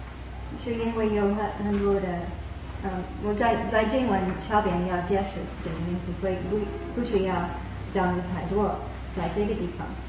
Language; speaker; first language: Chinese; non-native, fluent; English